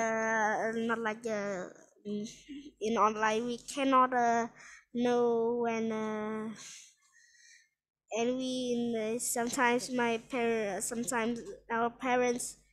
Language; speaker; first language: English; non-native, learner; Vietnamese